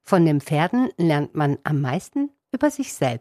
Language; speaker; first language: German; native; German